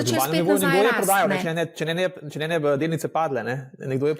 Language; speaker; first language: Slovenian; native; Slovenian